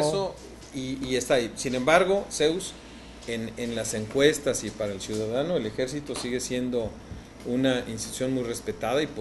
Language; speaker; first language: Spanish; native; Spanish